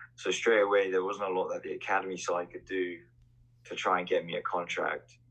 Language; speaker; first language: English; native; English